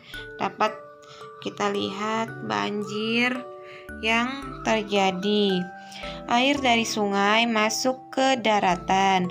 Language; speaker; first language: Indonesian; native; Indonesian